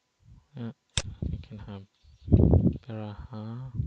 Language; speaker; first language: Norwegian; non-native, fluent; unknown